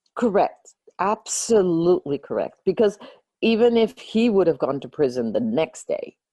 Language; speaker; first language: English; early bilingual, other home language; Spanish